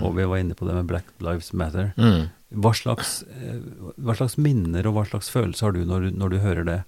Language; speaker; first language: Norwegian; native; Norwegian